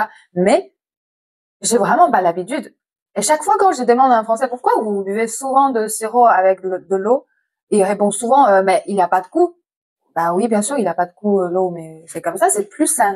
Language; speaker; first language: French; non-native, fluent; Chinese